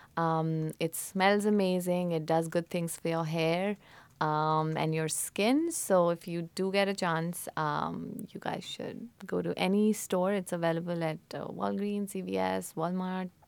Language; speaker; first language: English; non-native, local second language; Hindi